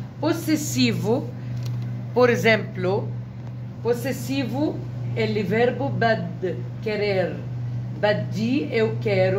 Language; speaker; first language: Portuguese; non-native, fluent; Arabic